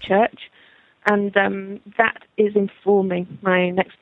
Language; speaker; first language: English; native; English